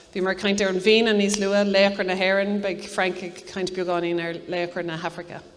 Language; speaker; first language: Irish; non-native, local second language; English